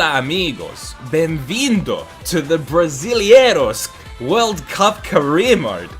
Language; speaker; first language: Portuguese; non-native, learner; English